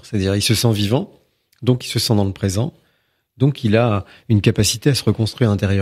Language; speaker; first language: French; native; French